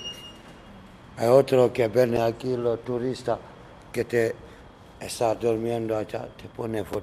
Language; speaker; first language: Spanish; non-native, learner; Arabic